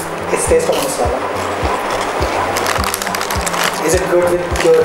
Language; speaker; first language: English; non-native, local second language; Hindi